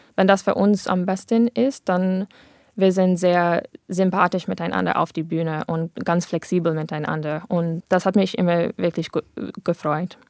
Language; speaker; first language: German; non-native, fluent; English